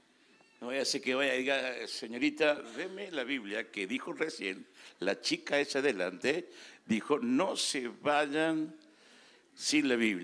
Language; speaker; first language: Spanish; native; Spanish